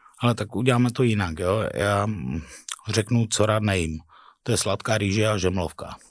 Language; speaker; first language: Czech; native; Czech